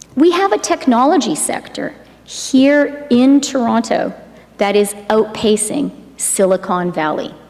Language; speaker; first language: English; native; English